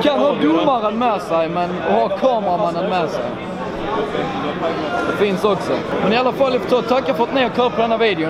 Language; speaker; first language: Swedish; native; Swedish